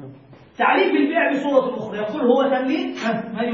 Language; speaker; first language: Arabic; native; Arabic